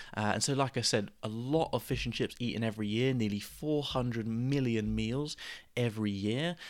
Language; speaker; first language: English; native; English